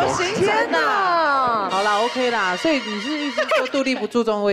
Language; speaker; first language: Chinese; native; Chinese